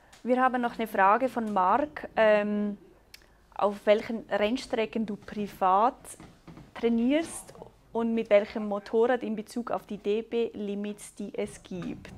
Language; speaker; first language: German; native; German